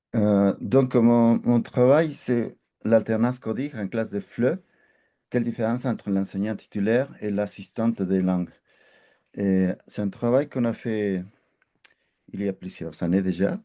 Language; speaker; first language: French; non-native, fluent; Spanish